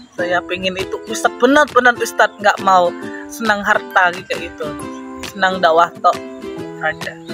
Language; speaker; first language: Indonesian; non-native, fluent; Western Cham